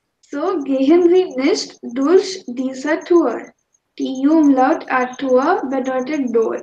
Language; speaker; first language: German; non-native, fluent; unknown